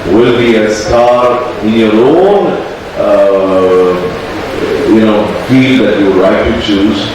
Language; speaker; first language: English; non-native, local second language; Kannada